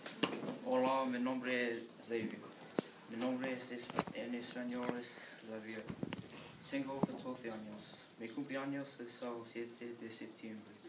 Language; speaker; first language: Spanish; non-native, learner; English